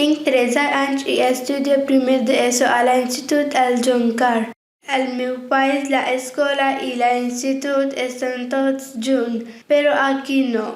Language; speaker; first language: Catalan; non-native, learner; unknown